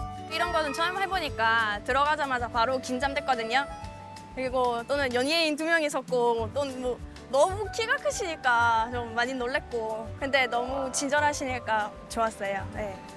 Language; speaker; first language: Korean; non-native, fluent; German